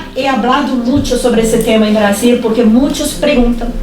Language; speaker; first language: Spanish; non-native, fluent; Portuguese